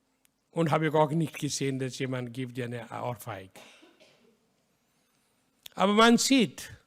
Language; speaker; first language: German; non-native, learner; Hindi